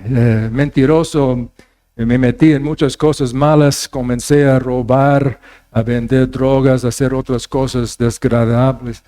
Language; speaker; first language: Spanish; non-native, fluent; English